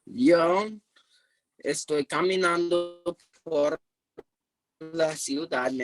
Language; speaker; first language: Spanish; non-native, fluent; English